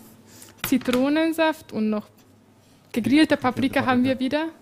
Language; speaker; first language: German; non-native, fluent; Hungarian